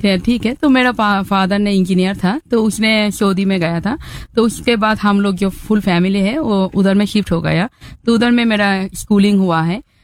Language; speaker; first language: Hindi; non-native, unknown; Bangla